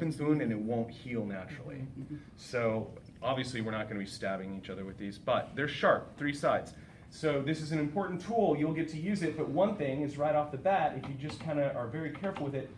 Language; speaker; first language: English; native; English